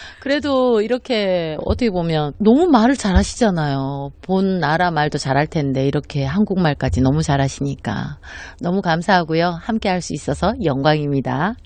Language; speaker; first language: Korean; native; Korean